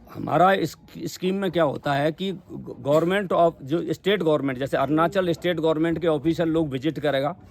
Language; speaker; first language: Hindi; native; Hindi